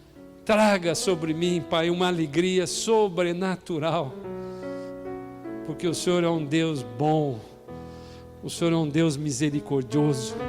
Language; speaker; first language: Portuguese; native; Portuguese